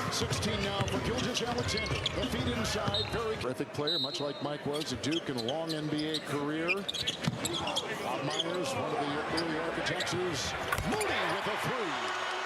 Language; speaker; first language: English; native; English